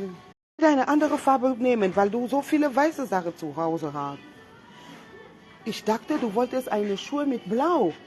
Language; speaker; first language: German; non-native, fluent; French